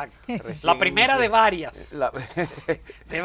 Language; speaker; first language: Spanish; native; Spanish